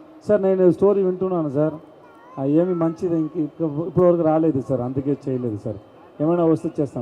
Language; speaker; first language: Telugu; non-native, learner; Tamil